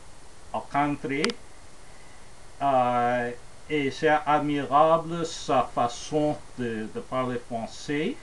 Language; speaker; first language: French; non-native, fluent; English